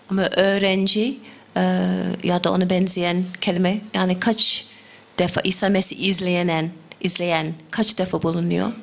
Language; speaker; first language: Turkish; non-native, fluent; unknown